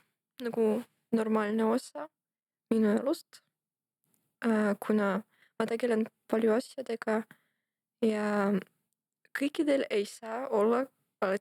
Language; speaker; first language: Estonian; non-native, local second language; Russian